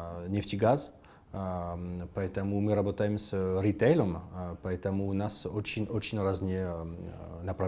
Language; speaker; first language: Russian; non-native, fluent; French